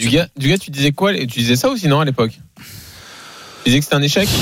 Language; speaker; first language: French; native; French